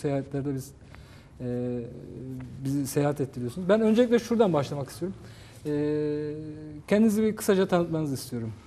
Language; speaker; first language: Turkish; native; Turkish